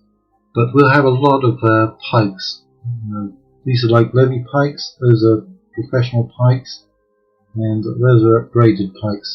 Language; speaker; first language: English; native; English